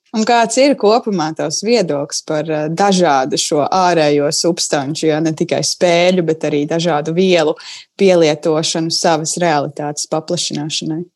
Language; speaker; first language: Latvian; native; Latvian